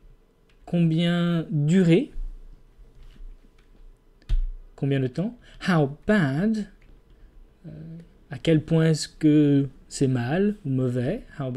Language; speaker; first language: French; non-native, fluent; English